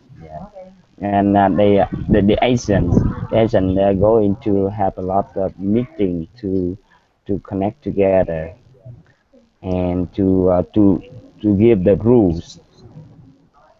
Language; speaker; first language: English; non-native, learner; Vietnamese